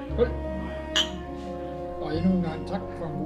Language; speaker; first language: Danish; native; Danish